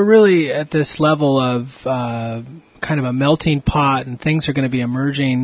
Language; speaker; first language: English; native; English